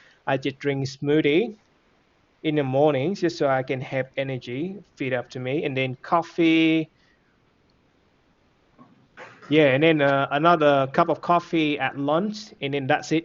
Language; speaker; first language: English; non-native, fluent; Vietnamese